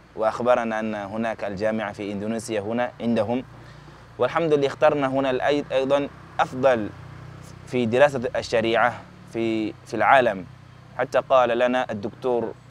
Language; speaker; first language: Arabic; non-native, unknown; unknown